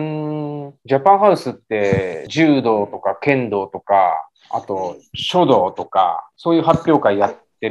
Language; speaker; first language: Japanese; native; Japanese